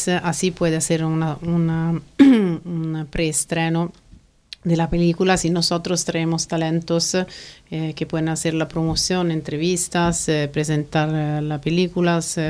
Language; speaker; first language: Spanish; non-native, fluent; Italian